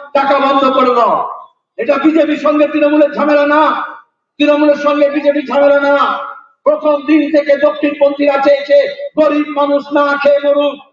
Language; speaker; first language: Bangla; native; Bangla